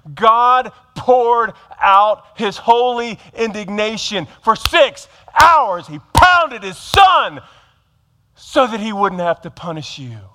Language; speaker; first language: English; native; English